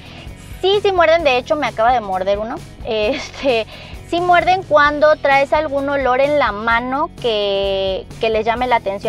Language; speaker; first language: Spanish; native; Spanish